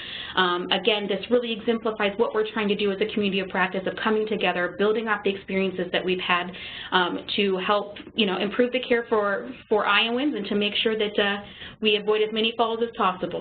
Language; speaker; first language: English; native; English